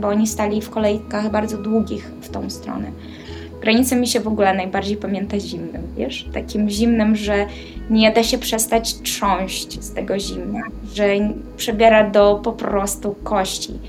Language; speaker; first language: Polish; non-native, fluent; Ukrainian